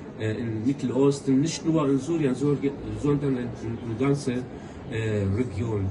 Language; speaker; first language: German; non-native, local second language; Kurdish